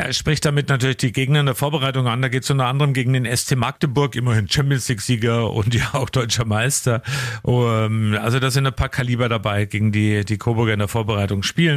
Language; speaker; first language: German; native; German